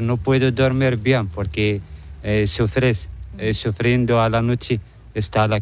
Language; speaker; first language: Spanish; non-native, learner; Arabic